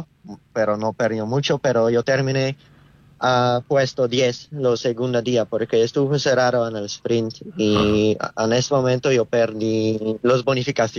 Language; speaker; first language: Spanish; non-native, learner; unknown